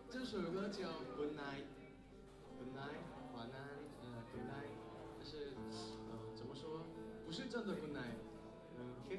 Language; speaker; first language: Chinese; non-native, fluent; Korean